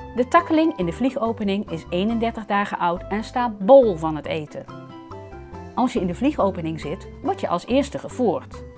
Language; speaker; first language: Dutch; native; Dutch